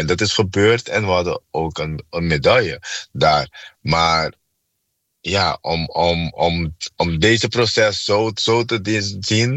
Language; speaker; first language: Dutch; non-native, fluent; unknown